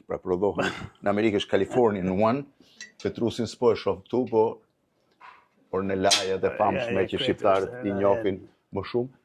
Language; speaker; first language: Albanian; native; Albanian